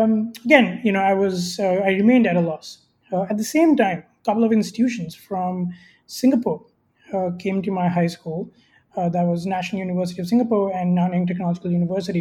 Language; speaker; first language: English; non-native, local second language; Hindi